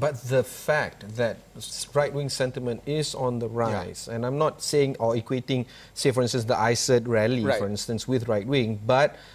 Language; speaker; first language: English; non-native, local second language; Malay